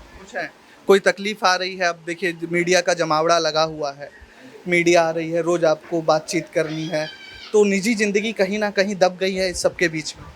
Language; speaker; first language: Hindi; native; Hindi